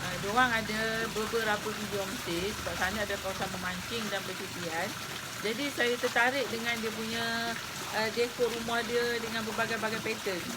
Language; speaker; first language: Malay; native; Malay